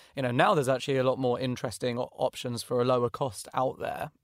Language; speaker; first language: English; native; English